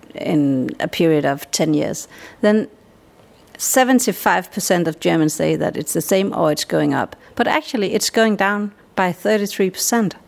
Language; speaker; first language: English; non-native, fluent; Danish